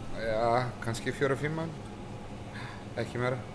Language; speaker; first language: Icelandic; non-native, fluent; Turkish